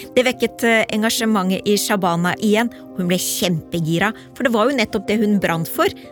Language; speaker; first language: Norwegian; native; Norwegian